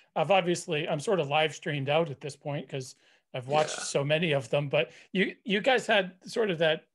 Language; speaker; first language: English; native; English